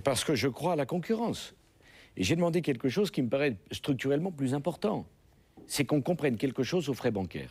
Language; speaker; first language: French; native; French